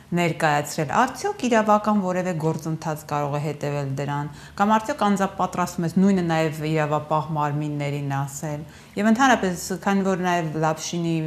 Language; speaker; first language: Armenian; native; Armenian